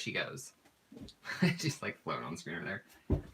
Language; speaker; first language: English; native; English